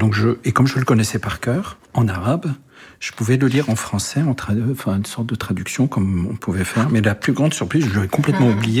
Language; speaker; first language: French; native; French